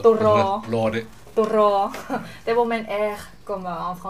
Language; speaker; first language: French; non-native, learner; Lao